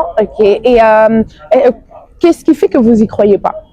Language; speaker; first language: French; native; French